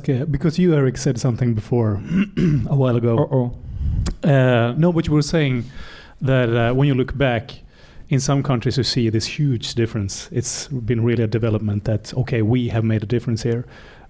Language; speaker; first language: English; non-native, fluent; Swedish